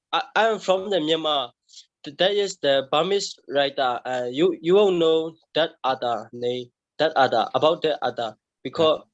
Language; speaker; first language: English; non-native, learner; Burmese